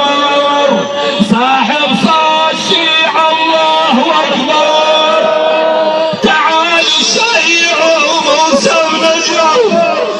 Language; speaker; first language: Arabic; native; Arabic